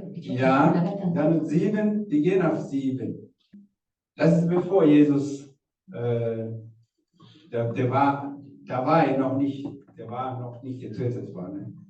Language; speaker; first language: German; non-native, fluent; Rundi